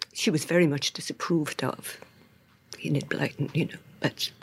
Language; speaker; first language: English; native; English